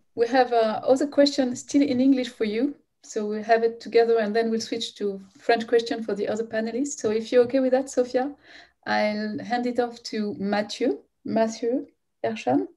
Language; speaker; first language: English; non-native, fluent; French